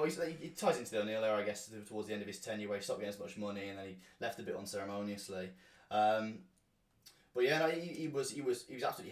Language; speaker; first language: English; native; English